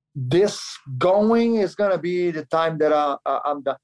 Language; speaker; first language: English; non-native, learner; Kyrgyz